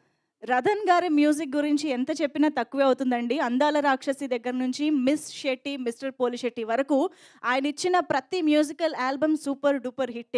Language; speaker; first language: Telugu; native; Telugu